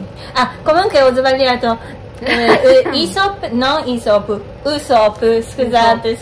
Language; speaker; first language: Italian; non-native, learner; Japanese